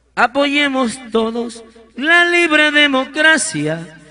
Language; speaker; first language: Spanish; native; Spanish